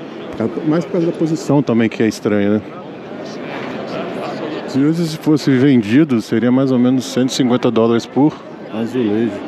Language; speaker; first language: Portuguese; native; Portuguese